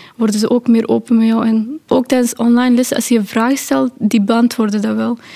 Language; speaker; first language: Dutch; non-native, fluent; Urdu